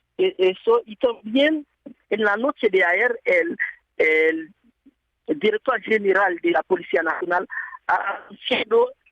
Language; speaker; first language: Spanish; non-native, fluent; Haitian Creole